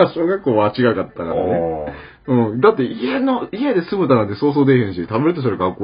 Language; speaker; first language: Japanese; native; Japanese